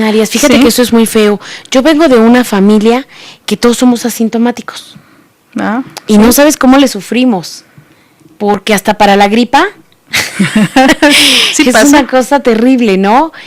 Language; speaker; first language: Spanish; native; Spanish